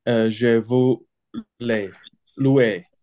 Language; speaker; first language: French; non-native, learner; Chinese